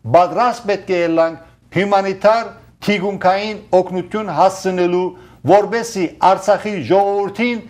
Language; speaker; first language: Armenian; early bilingual, heritage; Armenian